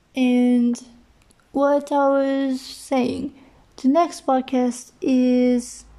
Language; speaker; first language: English; non-native, fluent; Portuguese